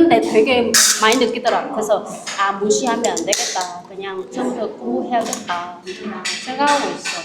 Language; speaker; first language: Korean; non-native, learner; Vietnamese